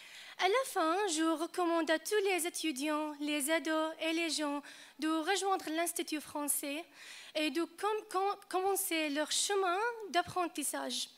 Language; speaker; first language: French; non-native, fluent; Arabic